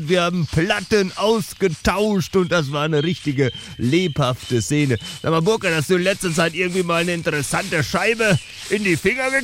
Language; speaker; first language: German; native; German